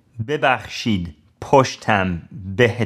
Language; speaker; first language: Persian; non-native, learner; English